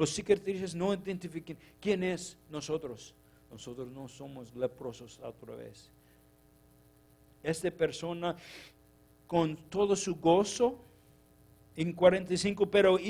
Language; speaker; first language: Spanish; non-native, learner; English